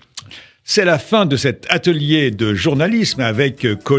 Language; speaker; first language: French; native; French